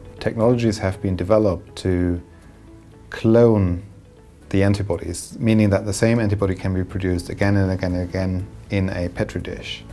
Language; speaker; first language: English; non-native, fluent; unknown